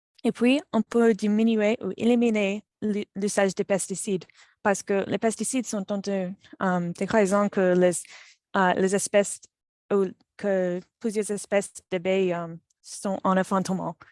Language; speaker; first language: French; non-native, fluent; English